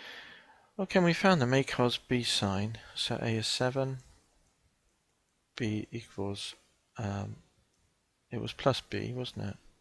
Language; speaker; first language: English; native; English